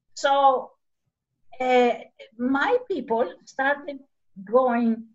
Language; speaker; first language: English; non-native, fluent; Greek